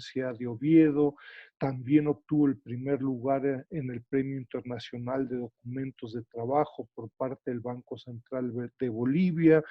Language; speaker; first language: Spanish; native; Spanish